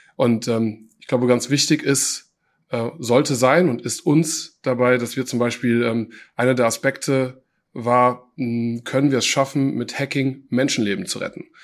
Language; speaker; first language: German; early bilingual, other home language; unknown